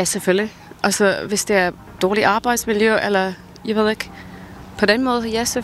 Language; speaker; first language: Danish; non-native, learner; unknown